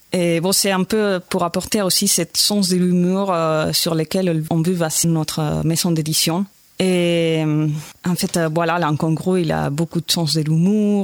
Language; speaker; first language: French; non-native, fluent; Spanish